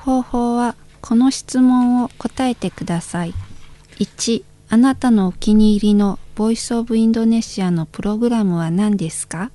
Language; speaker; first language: Japanese; non-native, fluent; Indonesian